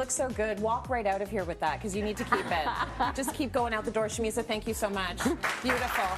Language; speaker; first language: English; native; English